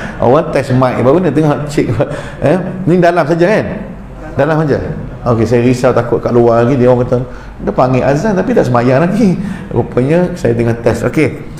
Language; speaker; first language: Malay; early bilingual, heritage; Malay